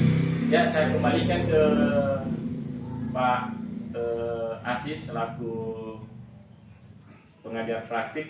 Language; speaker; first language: Indonesian; native; Indonesian